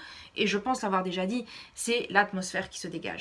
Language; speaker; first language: French; native; French